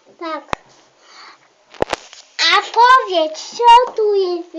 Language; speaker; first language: Polish; native; Polish